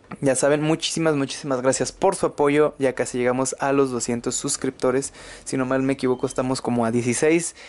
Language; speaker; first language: Spanish; native; Spanish